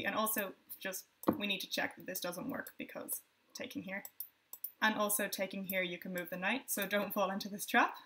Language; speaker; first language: English; native; English